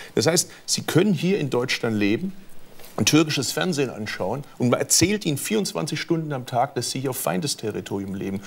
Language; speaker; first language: German; early bilingual, other home language; Turkish